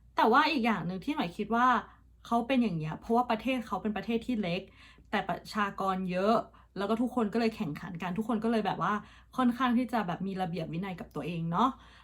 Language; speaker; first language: Thai; early bilingual, heritage; Thai